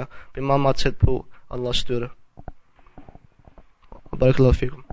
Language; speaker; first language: Danish; early bilingual, other home language; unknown